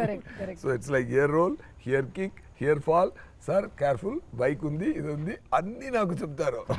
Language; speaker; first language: Telugu; non-native, learner; Tamil